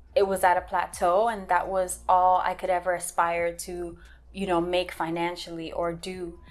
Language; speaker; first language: English; native; English